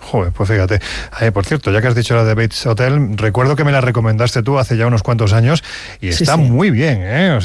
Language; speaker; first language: Spanish; native; Spanish